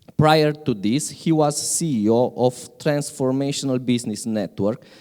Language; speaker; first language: English; non-native, fluent; Romanian